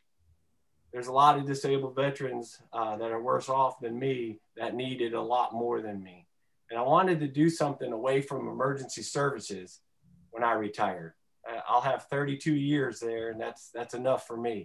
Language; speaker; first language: English; native; English